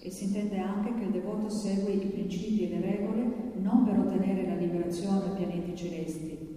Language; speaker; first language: Italian; native; Italian